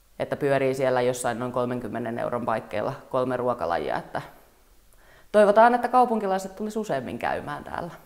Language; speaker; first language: Finnish; native; Finnish